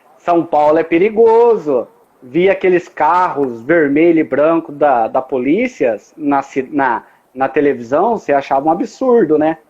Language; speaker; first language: Portuguese; native; Portuguese